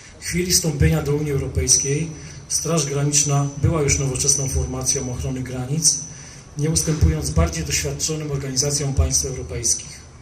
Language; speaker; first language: Polish; native; Polish